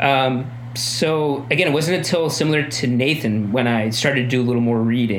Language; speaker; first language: English; native; English